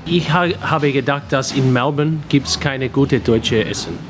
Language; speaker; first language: German; non-native, learner; English